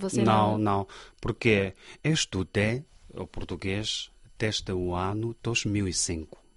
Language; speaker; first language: Portuguese; non-native, learner; Chinese